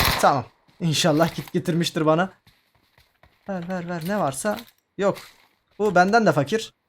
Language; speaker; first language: Turkish; native; Turkish